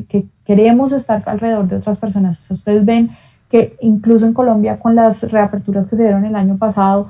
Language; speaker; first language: Spanish; native; Spanish